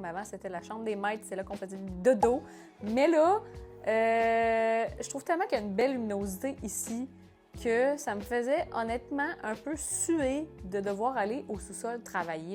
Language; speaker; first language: French; native; French